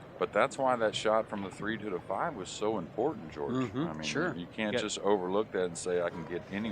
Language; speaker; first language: English; native; English